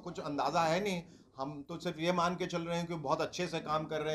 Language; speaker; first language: Hindi; native; Hindi